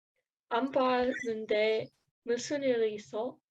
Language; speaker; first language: Korean; non-native, learner; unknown